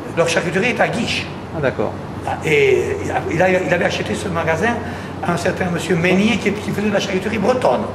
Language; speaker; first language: French; native; French